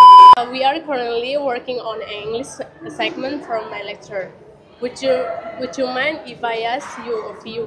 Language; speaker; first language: English; non-native, learner; Indonesian